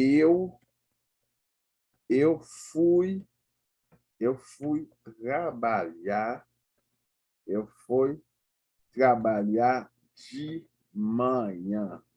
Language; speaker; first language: Portuguese; non-native, learner; Haitian Creole